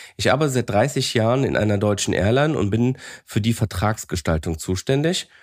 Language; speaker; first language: German; early bilingual, other home language; Greek